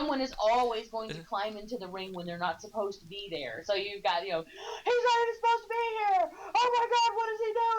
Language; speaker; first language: English; native; English